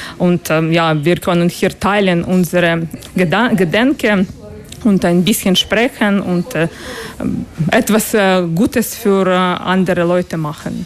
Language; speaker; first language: German; non-native, learner; Ukrainian